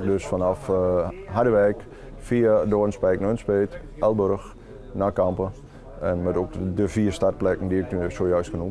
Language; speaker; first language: Dutch; native; Dutch